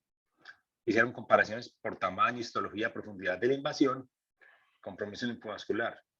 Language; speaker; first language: Spanish; native; Spanish